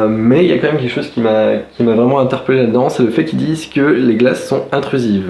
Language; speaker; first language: French; native; French